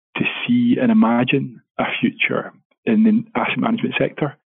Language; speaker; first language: English; native; English